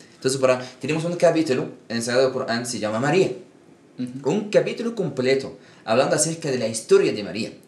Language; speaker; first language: Spanish; non-native, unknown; Arabic